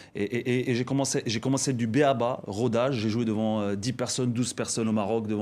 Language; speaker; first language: French; non-native, local second language; Arabic